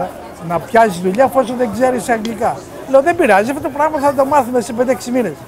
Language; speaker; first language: Greek; native; Greek